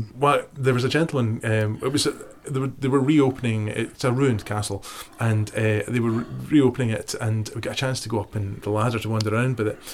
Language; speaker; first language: English; native; English